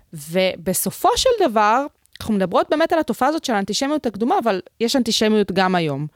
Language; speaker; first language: Hebrew; native; Hebrew